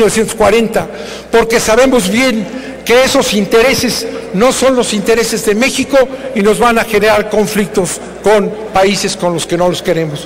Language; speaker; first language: Spanish; native; Spanish